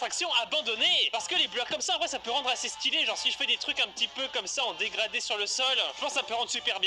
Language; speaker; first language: French; native; French